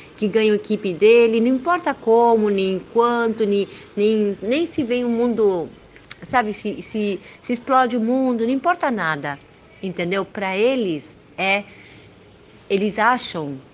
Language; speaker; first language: Portuguese; early bilingual, heritage; Spanish